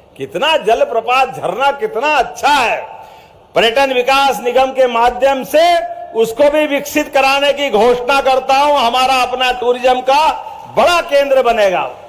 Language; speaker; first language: Hindi; native; Hindi